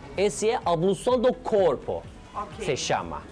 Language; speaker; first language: Portuguese; non-native, learner; Turkish